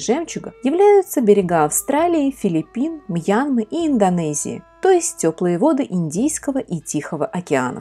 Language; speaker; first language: Russian; native; Russian